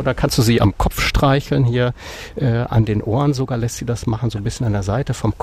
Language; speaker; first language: German; native; German